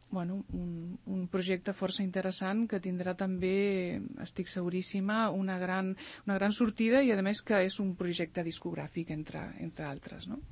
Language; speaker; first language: Catalan; early bilingual, other home language; Spanish